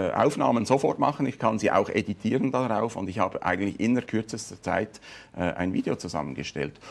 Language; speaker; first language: German; native; German